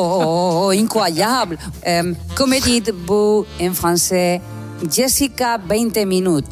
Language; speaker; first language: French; non-native, learner; Spanish